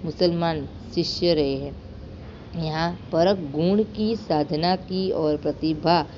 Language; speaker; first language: Hindi; non-native, local second language; Gujarati